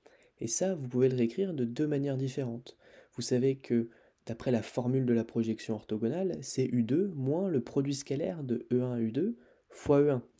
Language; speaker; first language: French; native; French